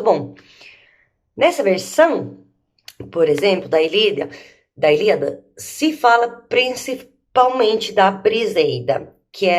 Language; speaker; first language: Portuguese; native; Portuguese